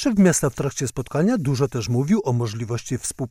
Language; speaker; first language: Polish; native; Polish